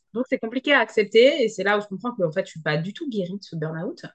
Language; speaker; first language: French; native; French